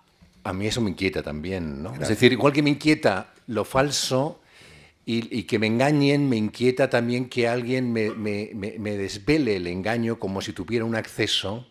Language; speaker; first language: Spanish; native; Spanish